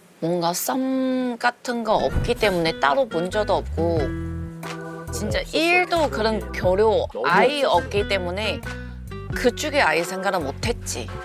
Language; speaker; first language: Korean; non-native, fluent; Chinese